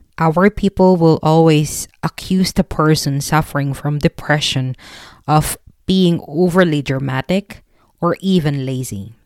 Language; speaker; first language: English; non-native, local second language; Filipino